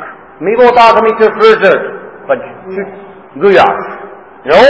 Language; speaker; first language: Hungarian; non-native, fluent; English